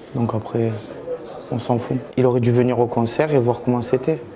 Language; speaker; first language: French; native; French